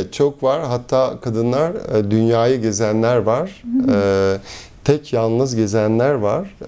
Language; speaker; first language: Turkish; early bilingual, heritage; Turkish